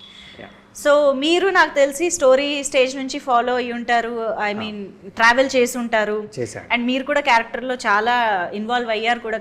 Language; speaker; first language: Telugu; native; Telugu